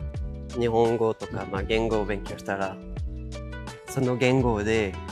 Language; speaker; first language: Japanese; non-native, fluent; English